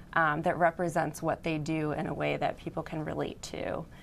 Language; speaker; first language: English; native; English